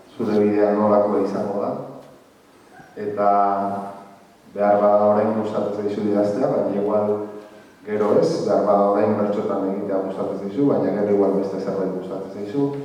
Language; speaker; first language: Basque; non-native, local second language; Spanish